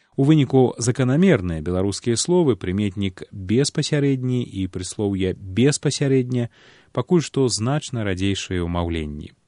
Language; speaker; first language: Belarusian; native; Belarusian